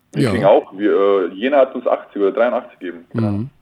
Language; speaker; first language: German; native; German